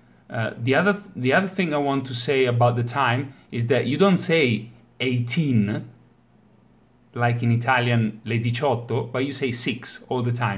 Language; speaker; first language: English; non-native, fluent; Italian